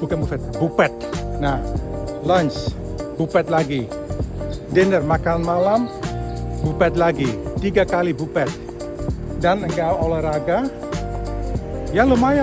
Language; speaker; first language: Indonesian; early bilingual, heritage; Dutch